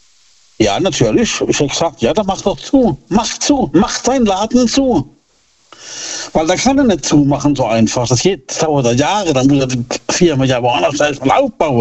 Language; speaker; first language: German; native; German